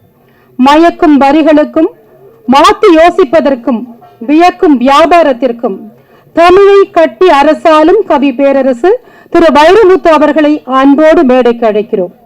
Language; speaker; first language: Tamil; native; Tamil